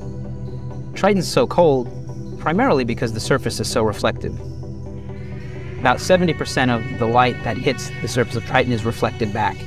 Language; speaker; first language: English; native; English